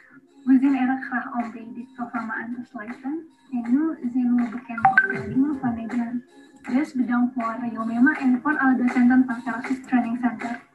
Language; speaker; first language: Dutch; non-native, learner; Indonesian